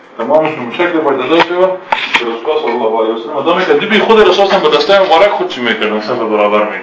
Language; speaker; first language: Persian; native; Persian